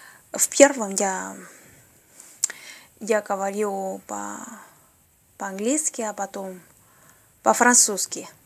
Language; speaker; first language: Russian; non-native, learner; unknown